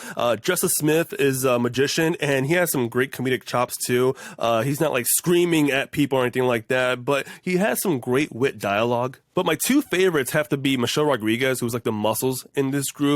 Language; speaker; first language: English; native; English